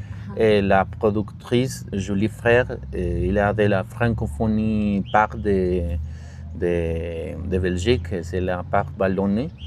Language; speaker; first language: French; non-native, learner; Spanish